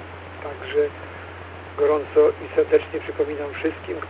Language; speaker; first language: Polish; native; Polish